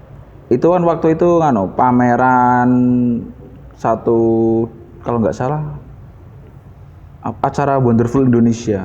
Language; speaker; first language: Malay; non-native, local second language; Javanese